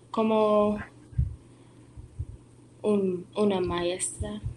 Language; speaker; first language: Spanish; non-native, learner; English